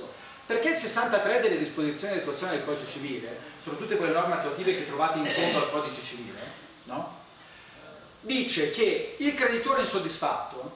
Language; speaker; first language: Italian; native; Italian